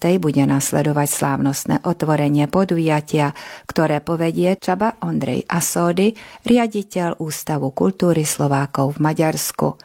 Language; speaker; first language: Slovak; early bilingual, heritage; Slovak